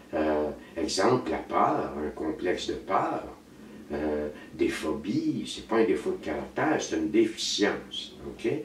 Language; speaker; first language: French; native; French